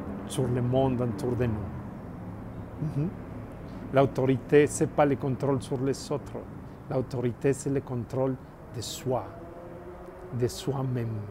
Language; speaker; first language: French; non-native, learner; Spanish